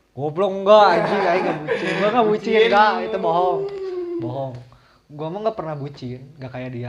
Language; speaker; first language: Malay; non-native, local second language; Sundanese